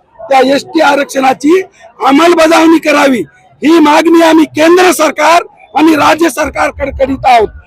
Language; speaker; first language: Marathi; non-native, local second language; Lambadi